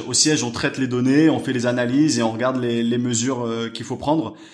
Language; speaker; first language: French; native; French